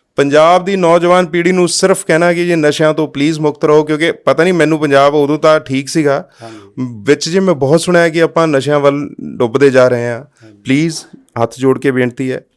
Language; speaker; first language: Punjabi; non-native, local second language; Hindi